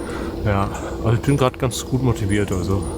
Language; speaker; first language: German; native; German